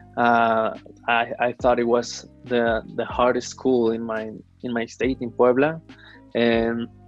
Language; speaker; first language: English; non-native, fluent; Spanish